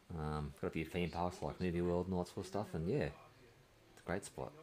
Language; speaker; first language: English; native; English